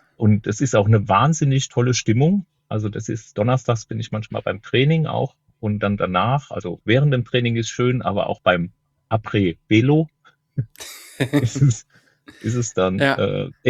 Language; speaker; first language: German; native; German